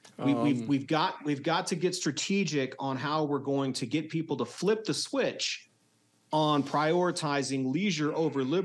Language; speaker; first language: English; native; English